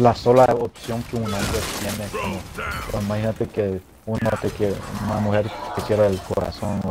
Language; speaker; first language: Spanish; early bilingual, heritage; Spanish